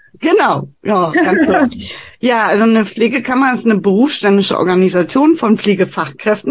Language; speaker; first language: German; native; German